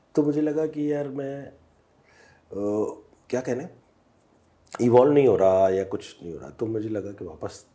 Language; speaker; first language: Hindi; native; Hindi